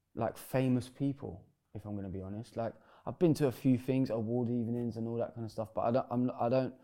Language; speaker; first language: English; native; English